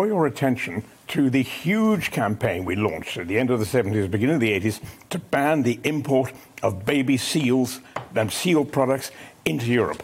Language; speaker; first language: English; native; English